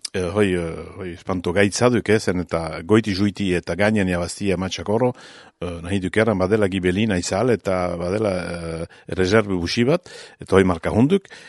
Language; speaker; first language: Basque; native; Basque